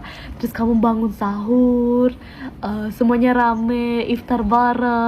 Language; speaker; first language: Indonesian; non-native, fluent; German